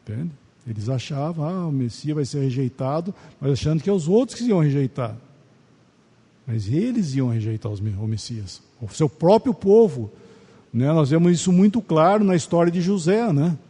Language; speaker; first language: Portuguese; native; Portuguese